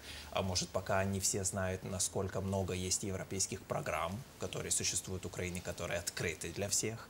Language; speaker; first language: Russian; non-native, fluent; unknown